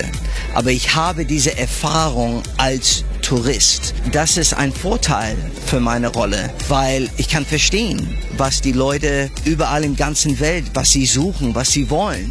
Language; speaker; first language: German; non-native, fluent; English